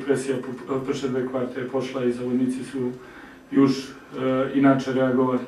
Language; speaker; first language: Polish; non-native, learner; Serbian